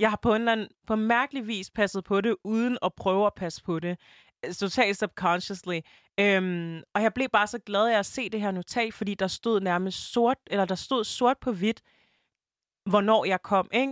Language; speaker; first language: Danish; early bilingual, other home language; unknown